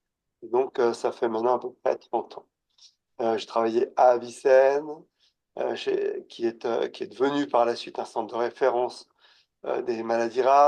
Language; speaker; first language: French; native; French